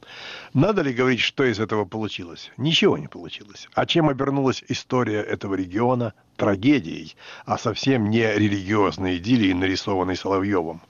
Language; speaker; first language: Russian; native; Russian